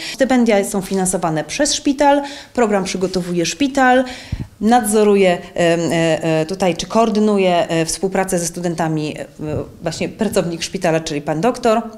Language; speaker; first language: Polish; native; Polish